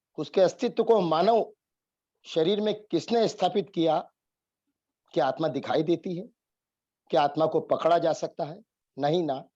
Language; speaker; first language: Hindi; native; Hindi